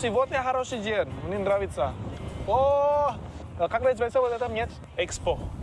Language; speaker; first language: Russian; non-native, learner; Indonesian